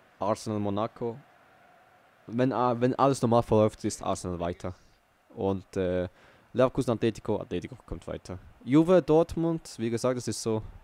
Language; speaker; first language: German; early bilingual, other home language; Portuguese